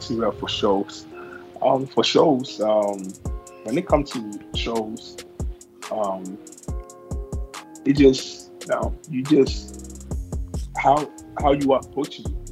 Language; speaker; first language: English; non-native, local second language; Akan